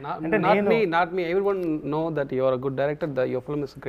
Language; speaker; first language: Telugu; non-native, local second language; Tamil